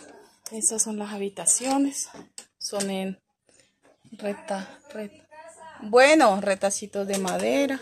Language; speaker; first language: Spanish; native; Spanish